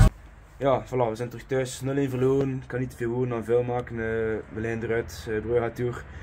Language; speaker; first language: Dutch; native; Dutch